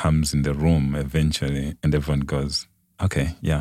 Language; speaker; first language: English; non-native, local second language; Nyanja